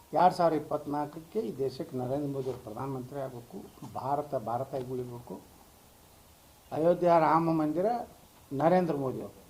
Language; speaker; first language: Kannada; native; Kannada